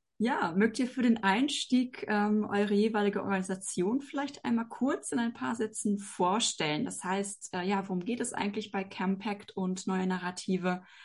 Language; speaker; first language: German; native; German